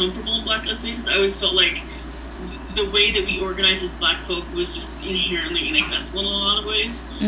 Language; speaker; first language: English; native; English